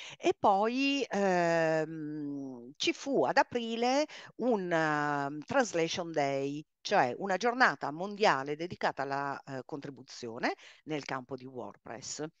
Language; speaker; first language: Italian; native; Italian